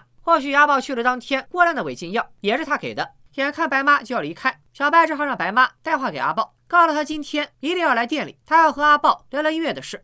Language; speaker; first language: Chinese; native; Chinese